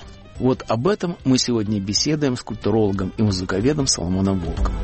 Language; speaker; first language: Russian; native; Russian